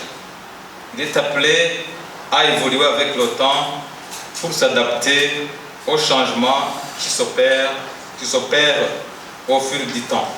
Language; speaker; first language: French; non-native, local second language; Rundi